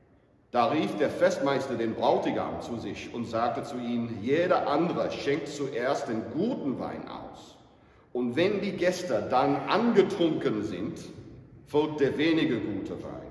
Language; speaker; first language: German; non-native, fluent; English